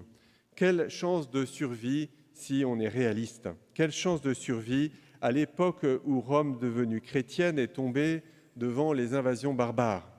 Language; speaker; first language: French; native; French